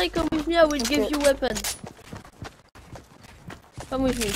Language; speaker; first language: English; non-native, learner; French